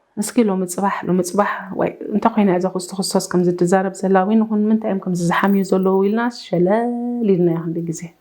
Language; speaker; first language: Tigrinya; early bilingual, heritage; Tigrinya